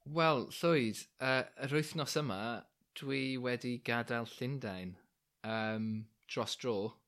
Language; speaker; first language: Welsh; non-native, local second language; English